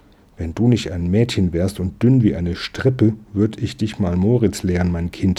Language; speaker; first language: German; native; German